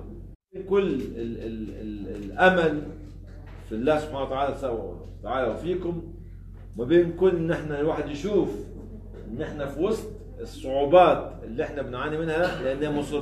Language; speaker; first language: Arabic; native; Arabic